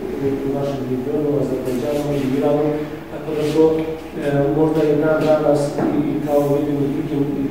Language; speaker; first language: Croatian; non-native, fluent; Azerbaijani